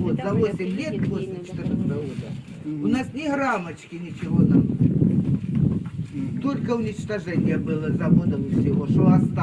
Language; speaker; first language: Russian; native; Russian